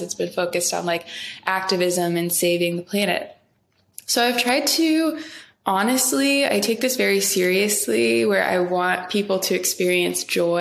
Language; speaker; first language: English; native; English